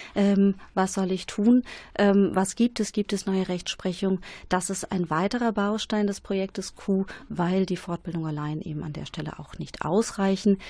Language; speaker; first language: German; native; German